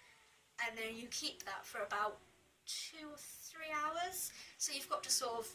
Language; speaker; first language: English; native; English